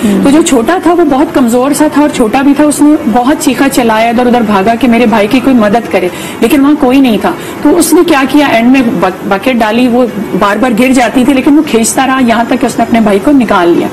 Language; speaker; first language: Urdu; native; Urdu